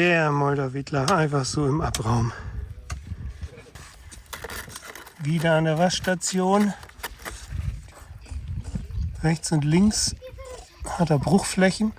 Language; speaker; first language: German; native; German